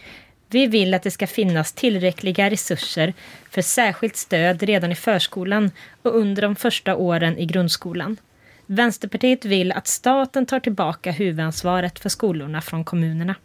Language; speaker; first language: Swedish; native; Swedish